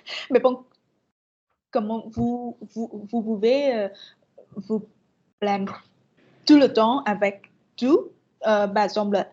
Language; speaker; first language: French; non-native, fluent; Vietnamese